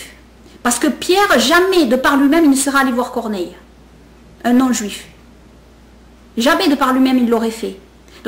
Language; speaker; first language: French; native; French